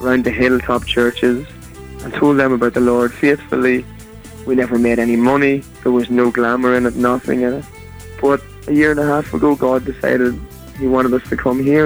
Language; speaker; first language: English; native; English